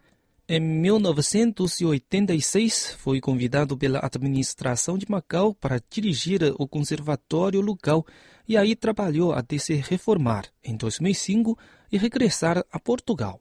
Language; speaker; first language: Portuguese; non-native, fluent; Chinese